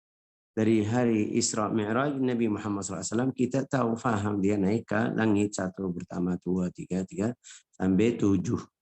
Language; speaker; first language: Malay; non-native, fluent; Arabic